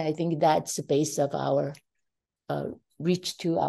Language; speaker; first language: English; non-native, fluent; Korean